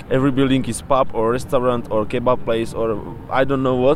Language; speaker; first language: English; non-native, learner; Czech